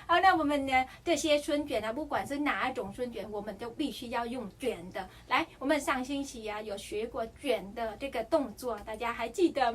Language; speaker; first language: Chinese; non-native, fluent; Vietnamese